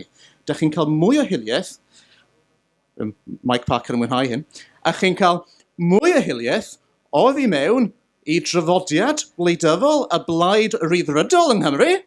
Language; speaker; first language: Welsh; native; Welsh